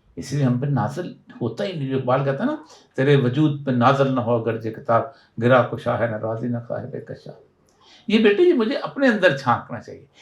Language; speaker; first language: Urdu; non-native, local second language; Punjabi